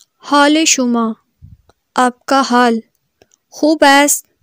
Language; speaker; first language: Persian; non-native, fluent; Urdu